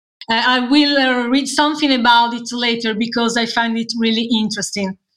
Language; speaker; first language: English; non-native, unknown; Italian